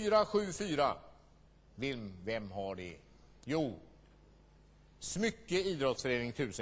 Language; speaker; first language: Swedish; native; Swedish